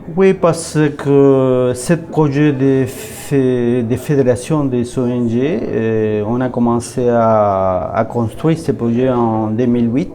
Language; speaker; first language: French; non-native, learner; Spanish